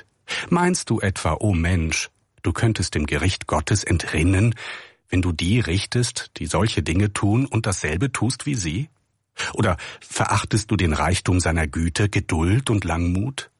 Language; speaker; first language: German; native; German